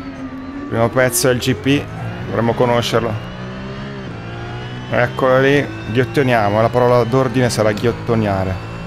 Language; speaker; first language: Italian; native; Italian